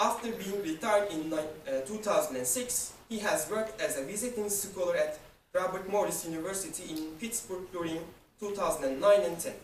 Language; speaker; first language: English; non-native, fluent; Turkish